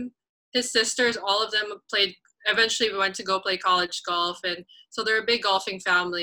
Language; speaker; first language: English; non-native, local second language; Filipino